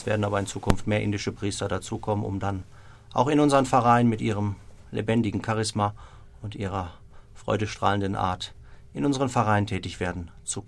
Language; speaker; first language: German; native; German